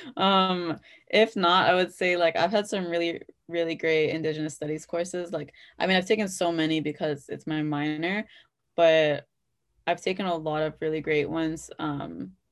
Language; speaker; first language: English; native; English